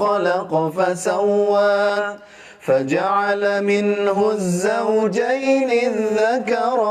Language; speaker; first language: Arabic; native; Arabic